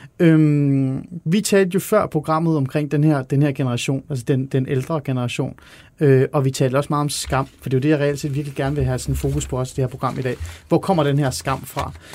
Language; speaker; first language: Danish; early bilingual, other home language; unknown